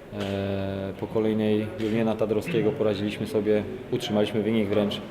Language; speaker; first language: Polish; native; Polish